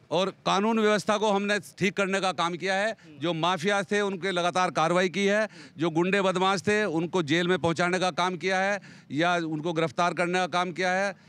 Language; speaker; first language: Hindi; native; Hindi